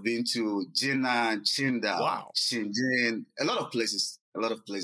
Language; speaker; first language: English; non-native, local second language; Akan